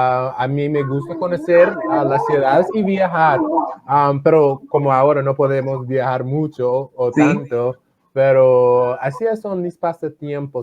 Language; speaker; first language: Spanish; non-native, fluent; English